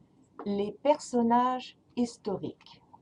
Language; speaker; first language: French; non-native, fluent; English